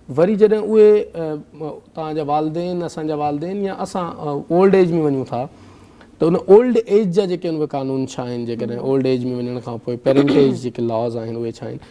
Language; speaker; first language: Sindhi; native; Sindhi